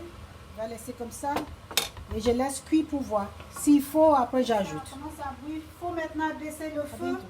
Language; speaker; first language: French; non-native, learner; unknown